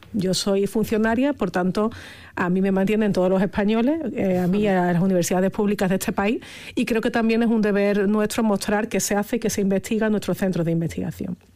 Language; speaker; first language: Spanish; native; Spanish